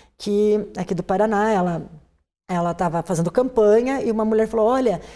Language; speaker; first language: Portuguese; native; Portuguese